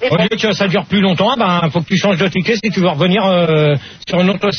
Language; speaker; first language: French; native; French